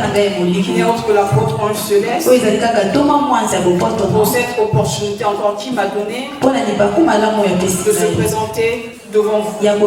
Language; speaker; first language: French; non-native, local second language; Lingala